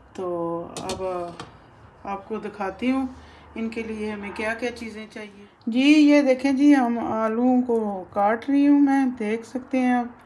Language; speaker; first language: Hindi; native; Hindi